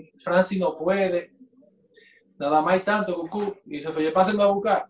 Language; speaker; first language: Spanish; native; Spanish